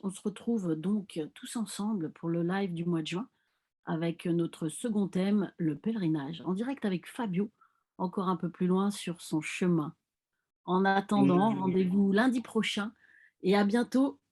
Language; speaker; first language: French; native; French